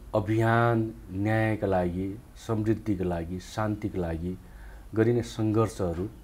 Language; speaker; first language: Nepali; non-native, local second language; Dangaura Tharu